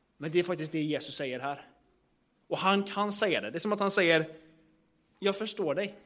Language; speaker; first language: Swedish; native; Swedish